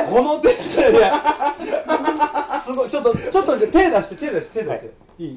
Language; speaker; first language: Japanese; native; Japanese